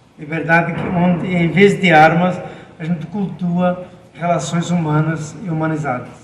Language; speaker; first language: Portuguese; native; Portuguese